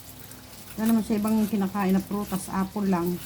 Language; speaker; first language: Filipino; native; Filipino